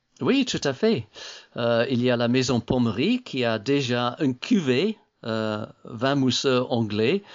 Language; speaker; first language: French; non-native, fluent; English